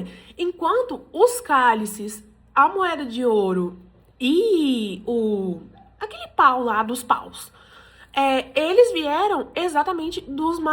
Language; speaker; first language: Portuguese; native; Portuguese